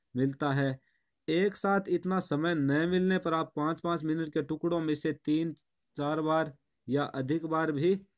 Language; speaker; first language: Hindi; native; Hindi